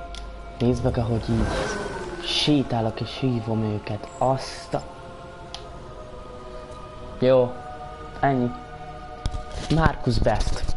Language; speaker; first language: Hungarian; native; Hungarian